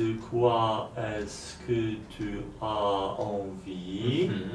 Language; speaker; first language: French; non-native, learner; Polish